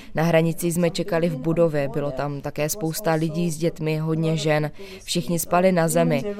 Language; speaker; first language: Czech; non-native, fluent; Ukrainian